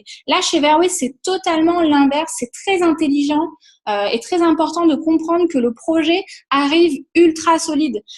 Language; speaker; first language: French; native; French